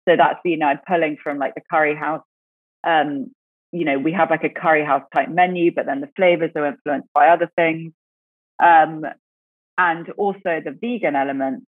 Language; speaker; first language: English; native; English